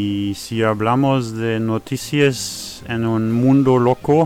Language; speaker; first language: Spanish; non-native, fluent; German